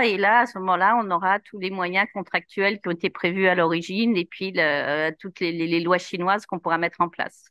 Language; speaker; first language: French; native; French